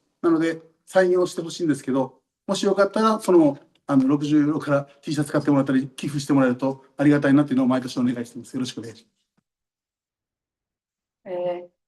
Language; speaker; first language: Japanese; native; Japanese